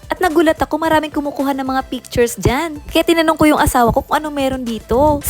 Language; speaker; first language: Filipino; native; Filipino